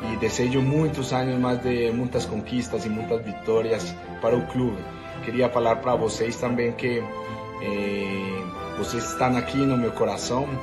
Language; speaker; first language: Spanish; non-native, learner; Portuguese